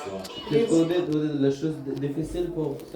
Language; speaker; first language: French; non-native, learner; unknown